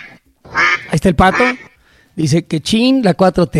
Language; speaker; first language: Spanish; native; Spanish